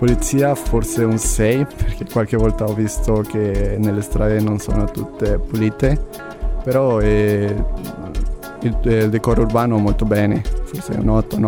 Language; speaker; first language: Italian; non-native, learner; Spanish